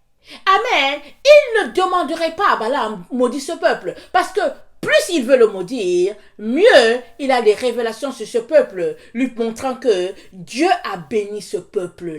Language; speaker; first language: French; native; French